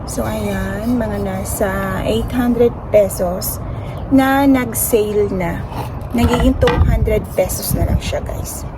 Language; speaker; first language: Filipino; native; Filipino